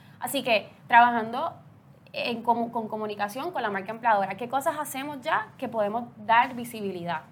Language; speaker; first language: Spanish; native; Spanish